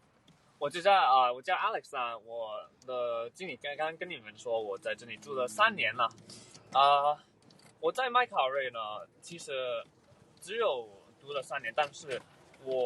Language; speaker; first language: Chinese; early bilingual, heritage; Chinese